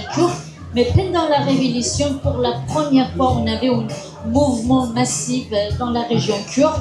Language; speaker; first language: French; non-native, fluent; Kurdish